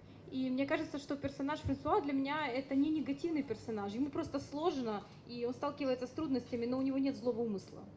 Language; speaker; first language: Russian; native; Russian